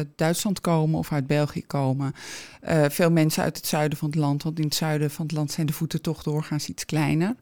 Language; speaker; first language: Dutch; native; Dutch